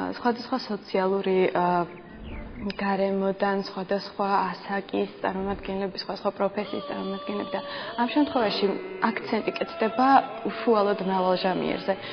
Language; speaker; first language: Georgian; native; Georgian